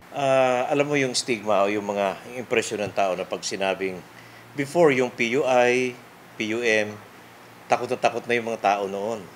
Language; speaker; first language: Filipino; non-native, local second language; Bikol